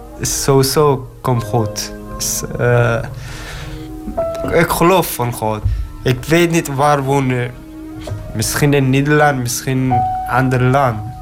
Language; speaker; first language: Dutch; non-native, learner; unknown